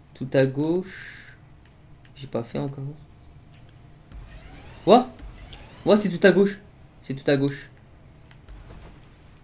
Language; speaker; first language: French; native; French